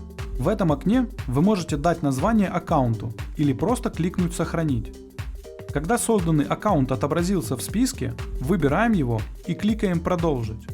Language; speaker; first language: Russian; native; Russian